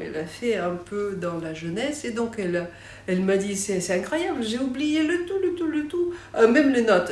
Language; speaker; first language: French; non-native, fluent; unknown